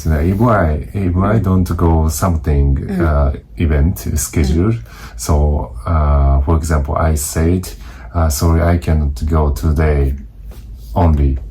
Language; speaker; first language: English; non-native, learner; Japanese